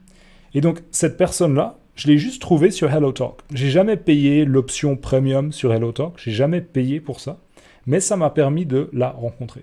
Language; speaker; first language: French; native; French